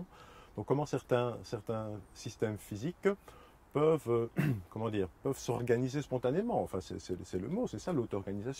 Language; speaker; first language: French; native; French